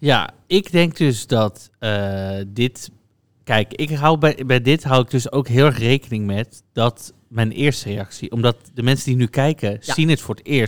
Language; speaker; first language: Dutch; native; Dutch